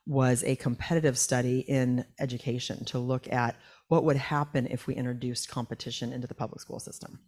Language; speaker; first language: English; native; English